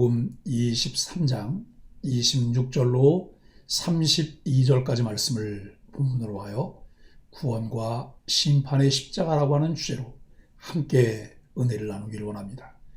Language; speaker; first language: Korean; native; Korean